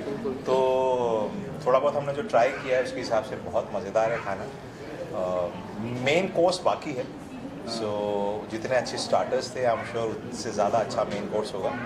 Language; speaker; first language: Hindi; native; Hindi